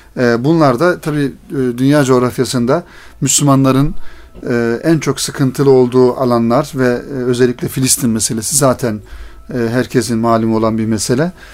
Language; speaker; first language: Turkish; native; Turkish